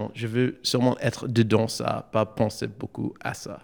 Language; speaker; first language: French; non-native, learner; English